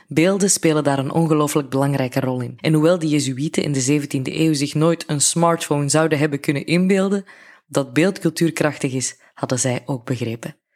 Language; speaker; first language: Dutch; native; Dutch